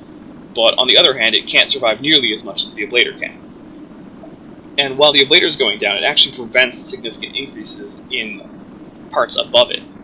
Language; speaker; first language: English; native; English